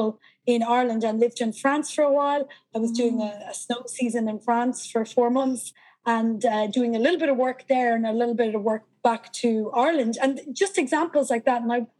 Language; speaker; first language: English; native; English